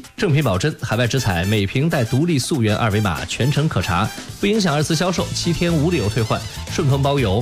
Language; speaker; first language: Chinese; native; Chinese